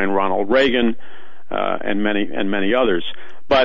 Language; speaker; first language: English; native; English